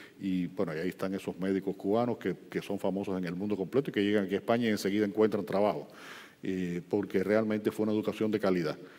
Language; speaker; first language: Spanish; native; Spanish